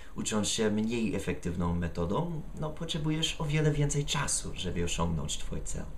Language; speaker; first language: Polish; non-native, fluent; English